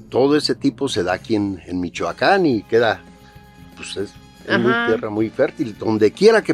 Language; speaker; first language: Spanish; native; Spanish